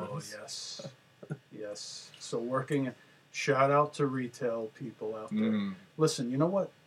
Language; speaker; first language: English; native; English